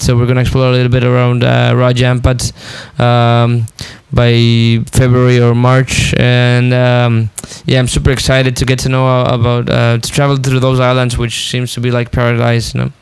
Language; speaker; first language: English; non-native, fluent; Spanish